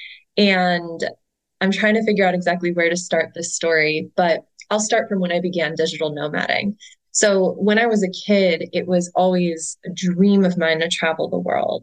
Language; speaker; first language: English; native; English